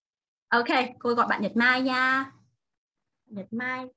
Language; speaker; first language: Vietnamese; native; Vietnamese